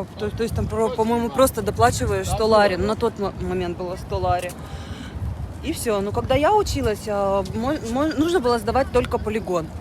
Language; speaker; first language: Russian; native; Russian